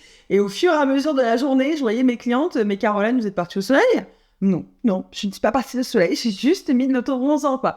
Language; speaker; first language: French; native; French